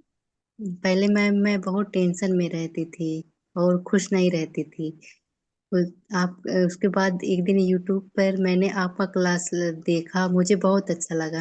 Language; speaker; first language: Hindi; native; Hindi